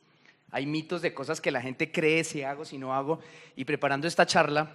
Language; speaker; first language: Spanish; native; Spanish